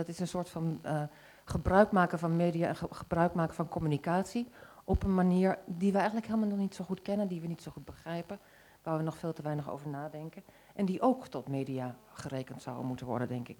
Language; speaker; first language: Dutch; native; Dutch